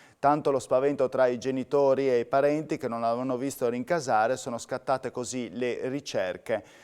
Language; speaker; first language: Italian; native; Italian